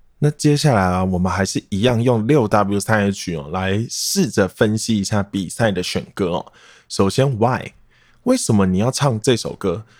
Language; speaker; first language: Chinese; non-native, local second language; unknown